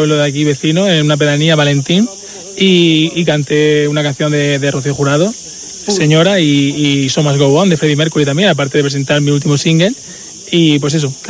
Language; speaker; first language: Spanish; native; Spanish